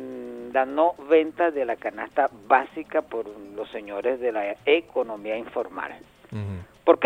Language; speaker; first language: Spanish; native; Spanish